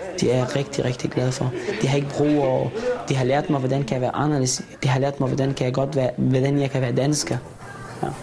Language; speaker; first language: Danish; non-native, fluent; Arabic